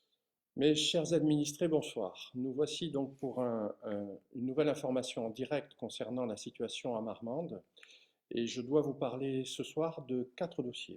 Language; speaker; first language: French; native; French